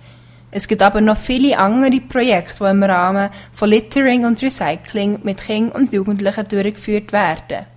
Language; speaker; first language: German; native; German